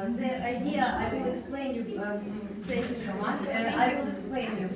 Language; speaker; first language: English; non-native, fluent; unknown